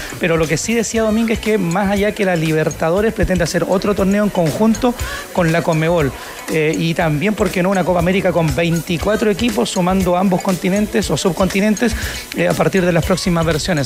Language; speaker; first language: Spanish; native; Spanish